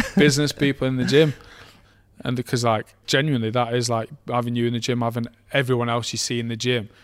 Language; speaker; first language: English; native; English